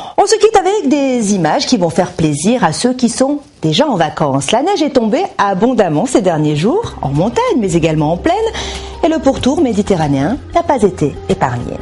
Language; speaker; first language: French; native; French